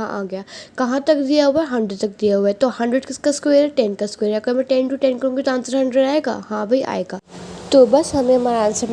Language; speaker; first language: Hindi; native; Hindi